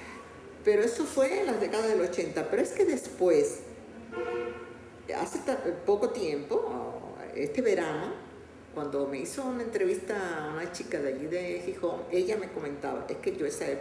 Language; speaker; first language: Spanish; native; Spanish